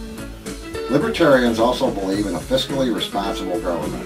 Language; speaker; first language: English; native; English